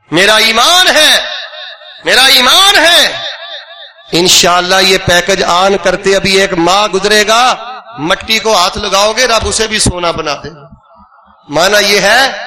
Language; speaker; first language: Urdu; non-native, local second language; Punjabi